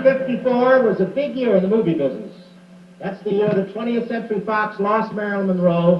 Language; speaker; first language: English; native; English